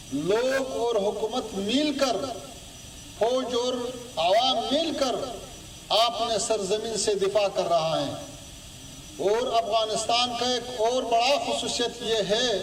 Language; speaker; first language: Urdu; non-native, fluent; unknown